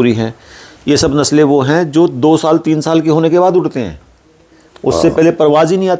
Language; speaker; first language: Hindi; native; Hindi